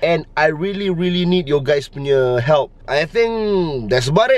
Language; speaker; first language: English; non-native, local second language; Malay